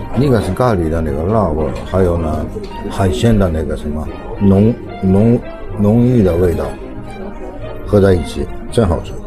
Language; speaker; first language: Chinese; non-native, fluent; Japanese